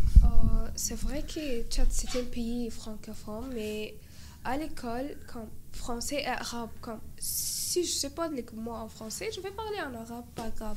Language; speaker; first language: French; non-native, learner; Arabic